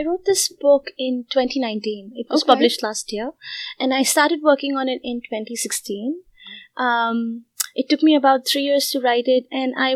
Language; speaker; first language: English; non-native, local second language; Hindi